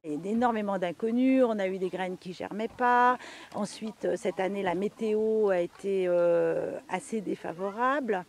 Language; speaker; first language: French; native; French